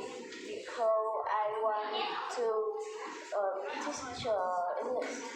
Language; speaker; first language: English; non-native, learner; Vietnamese